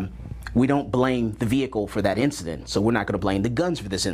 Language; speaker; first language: English; native; English